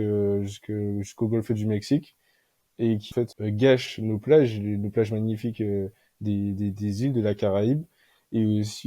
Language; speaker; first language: French; native; French